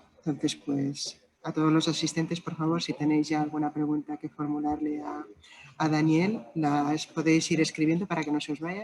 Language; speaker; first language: Spanish; native; Spanish